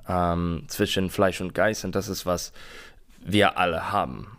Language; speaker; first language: German; non-native, learner; English